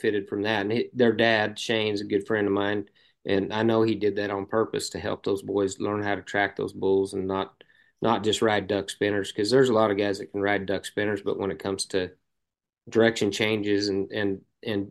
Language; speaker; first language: English; native; English